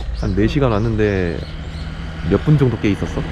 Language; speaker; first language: Korean; native; Korean